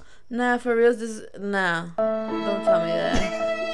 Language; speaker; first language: English; early bilingual, other home language; Spanish